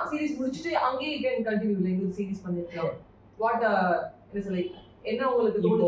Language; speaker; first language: Tamil; native; Tamil